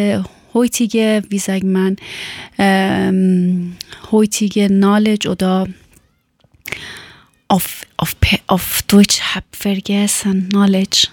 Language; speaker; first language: German; non-native, learner; Persian